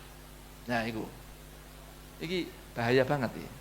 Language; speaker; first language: Indonesian; non-native, local second language; Javanese